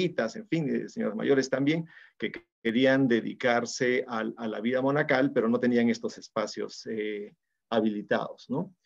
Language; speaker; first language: Spanish; native; Spanish